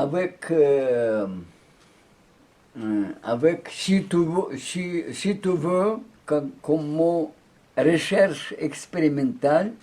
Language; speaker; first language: French; non-native, learner; Russian